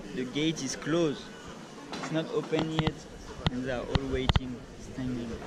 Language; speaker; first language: English; non-native, fluent; French